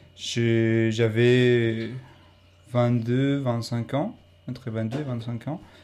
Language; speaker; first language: French; non-native, fluent; Spanish